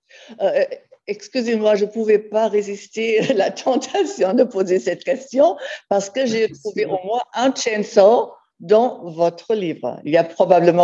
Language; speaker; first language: French; non-native, fluent; German